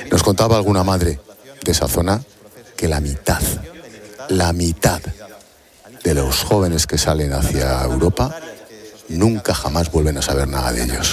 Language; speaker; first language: Spanish; native; Spanish